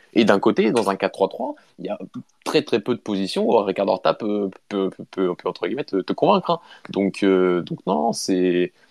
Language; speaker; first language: French; native; French